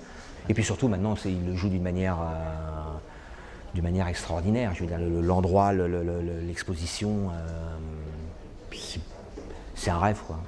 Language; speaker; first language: French; native; French